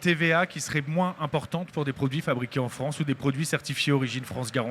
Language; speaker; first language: French; native; French